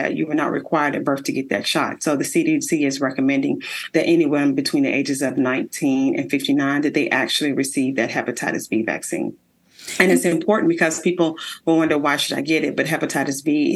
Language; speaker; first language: English; native; English